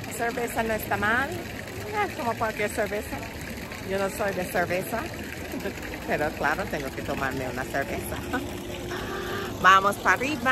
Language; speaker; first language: Spanish; non-native, fluent; English